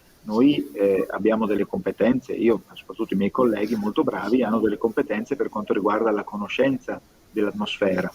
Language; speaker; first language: Italian; native; Italian